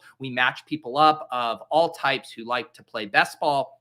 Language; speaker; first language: English; native; English